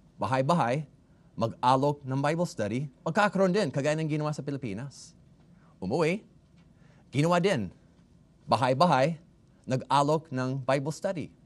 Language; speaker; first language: Filipino; non-native, fluent; English